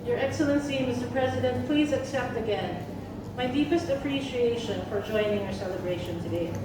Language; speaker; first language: English; non-native, local second language; Filipino